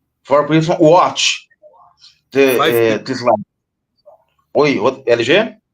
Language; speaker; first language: English; non-native, learner; Portuguese